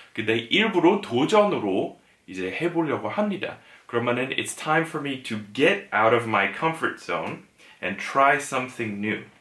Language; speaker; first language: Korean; non-native, fluent; English